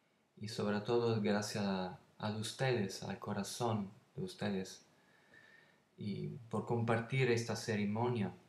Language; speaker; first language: Spanish; non-native, learner; Italian